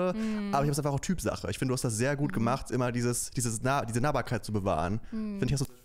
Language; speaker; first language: German; native; German